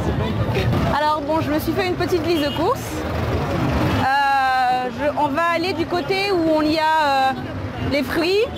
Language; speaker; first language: French; native; French